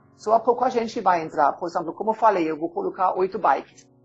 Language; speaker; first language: Portuguese; non-native, learner; German